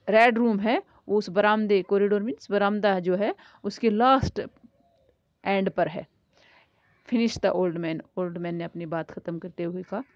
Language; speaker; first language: Hindi; native; Hindi